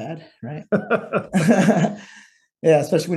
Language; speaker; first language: English; native; English